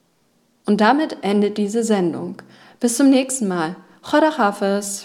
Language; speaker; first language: German; native; German